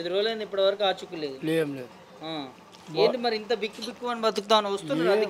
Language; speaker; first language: Telugu; native; Telugu